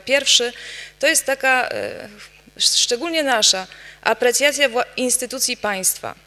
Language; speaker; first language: Polish; native; Polish